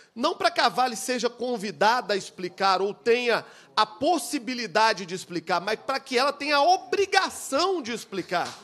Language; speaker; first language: Portuguese; native; Portuguese